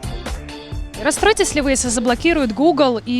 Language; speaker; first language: Russian; native; Russian